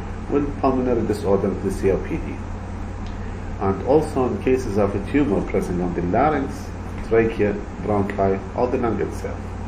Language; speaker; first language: English; non-native, fluent; Arabic